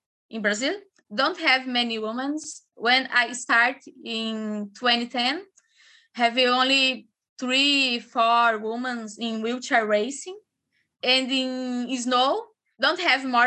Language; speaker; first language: English; non-native, learner; Portuguese